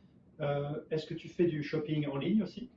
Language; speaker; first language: French; native; French